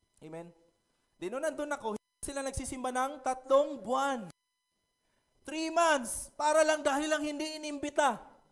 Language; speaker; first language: Filipino; non-native, local second language; Cebuano